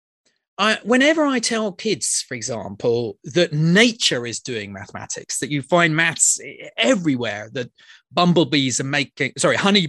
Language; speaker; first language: English; native; English